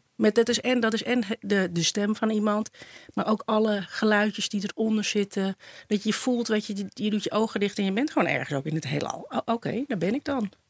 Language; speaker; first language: Dutch; native; Dutch